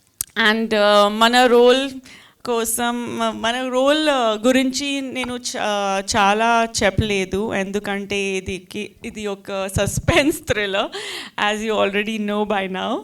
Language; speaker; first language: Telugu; non-native, fluent; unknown